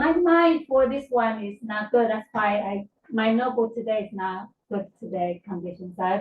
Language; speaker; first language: English; non-native, learner; Chinese